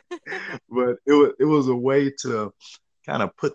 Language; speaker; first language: English; native; English